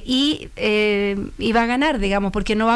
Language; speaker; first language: Spanish; native; Spanish